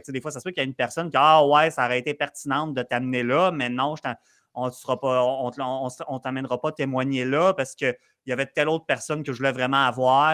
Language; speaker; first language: French; native; French